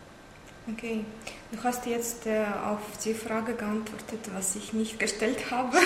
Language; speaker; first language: German; non-native, learner; Russian